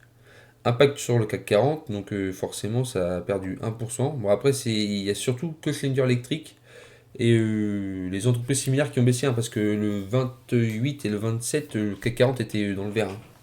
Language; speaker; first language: French; native; French